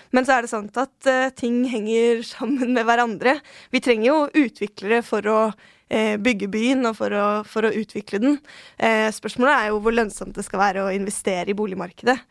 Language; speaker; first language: Norwegian; native; Norwegian